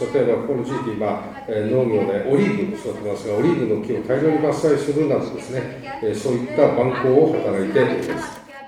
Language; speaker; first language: Japanese; native; Japanese